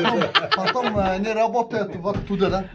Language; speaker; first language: Russian; non-native, learner; Mongolian